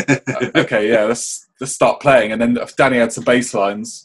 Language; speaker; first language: English; native; English